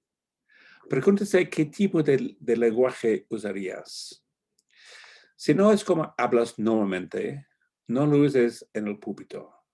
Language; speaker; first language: Spanish; non-native, fluent; English